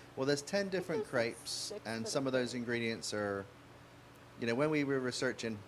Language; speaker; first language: English; native; English